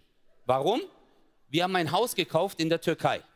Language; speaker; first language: German; early bilingual, other home language; Turkish